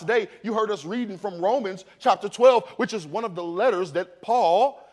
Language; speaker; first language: English; native; English